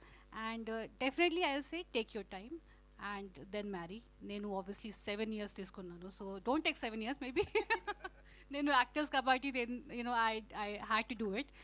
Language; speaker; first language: Telugu; non-native, fluent; Hindi